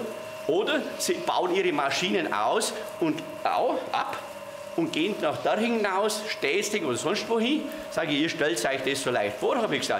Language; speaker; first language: German; native; German